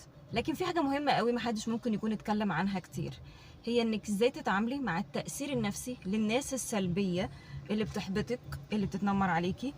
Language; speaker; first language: Arabic; native; Arabic